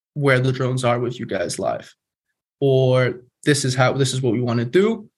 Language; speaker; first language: English; non-native, fluent; Polish